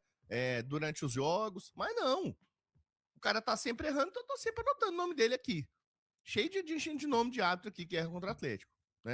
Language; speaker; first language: Portuguese; native; Portuguese